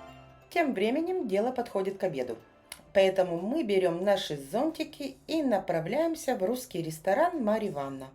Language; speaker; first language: Russian; native; Russian